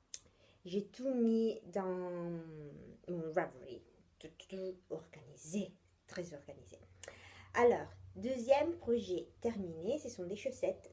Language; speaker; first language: French; non-native, fluent; Italian